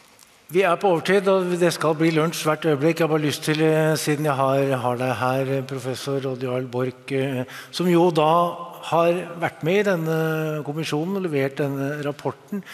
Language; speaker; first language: Norwegian; native; Norwegian